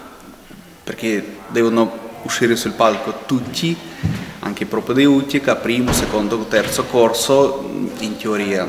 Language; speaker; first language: Italian; non-native, fluent; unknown